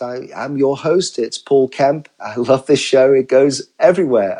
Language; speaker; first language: English; native; English